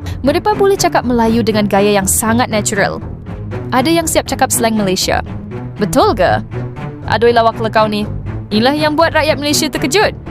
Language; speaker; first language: Malay; native; Malay